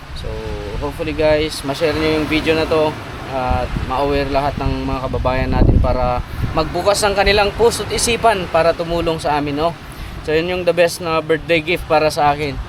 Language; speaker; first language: Filipino; non-native, local second language; Iloko